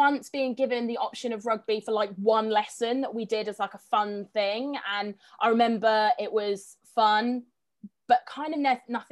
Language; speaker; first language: English; native; English